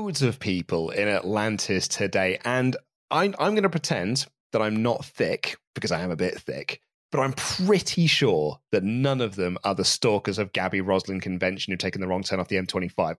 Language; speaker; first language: English; native; English